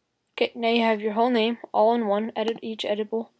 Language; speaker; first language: English; native; English